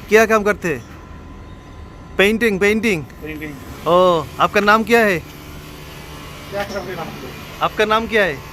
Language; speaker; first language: Hindi; non-native, learner; Bangla